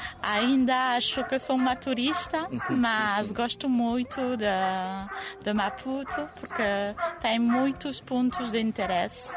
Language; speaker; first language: Portuguese; non-native, fluent; French